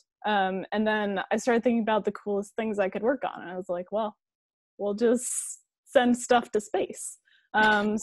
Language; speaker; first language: English; native; English